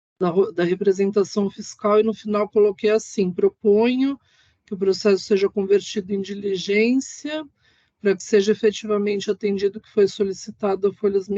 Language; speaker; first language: Portuguese; native; Portuguese